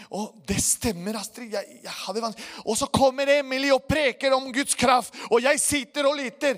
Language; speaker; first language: Norwegian; non-native, fluent; Spanish